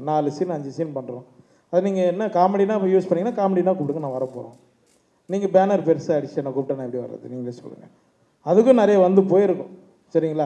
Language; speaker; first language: Tamil; native; Tamil